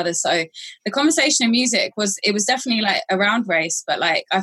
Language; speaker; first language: English; native; English